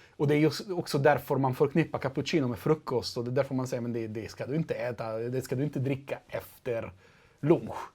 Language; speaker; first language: Swedish; non-native, fluent; Italian